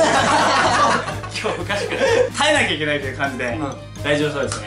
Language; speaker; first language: Japanese; native; Japanese